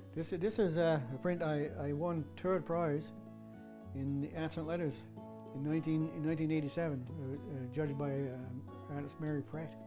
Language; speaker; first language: English; native; English